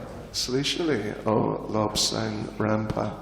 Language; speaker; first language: Russian; non-native, learner; English